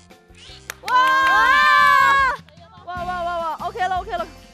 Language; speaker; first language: Chinese; native; Chinese